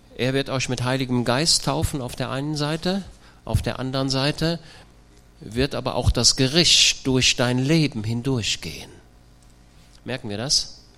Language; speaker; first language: German; native; German